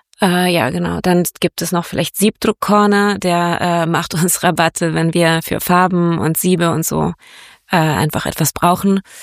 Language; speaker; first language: German; non-native, fluent; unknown